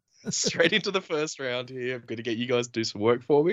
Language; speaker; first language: English; native; English